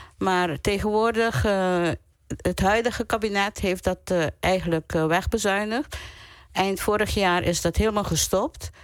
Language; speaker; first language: Dutch; non-native, local second language; Papiamento